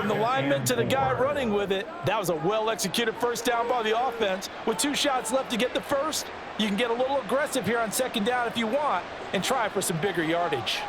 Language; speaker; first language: English; native; English